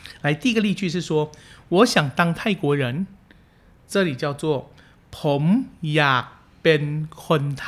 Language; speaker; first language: Chinese; early bilingual, heritage; Chinese